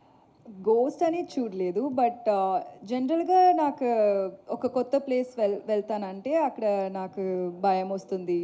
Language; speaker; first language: Telugu; non-native, learner; Tamil